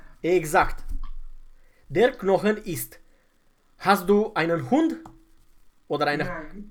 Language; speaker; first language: German; non-native, fluent; Romanian